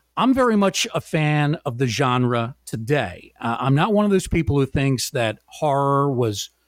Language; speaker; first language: English; native; English